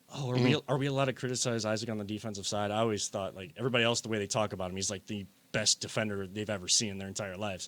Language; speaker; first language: English; native; English